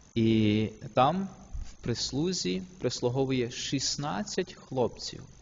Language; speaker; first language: Ukrainian; native; Ukrainian